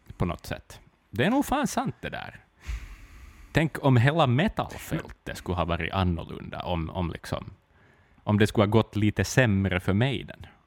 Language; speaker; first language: Swedish; native; Swedish